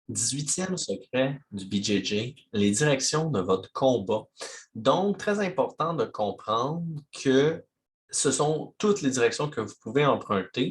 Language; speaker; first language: French; native; French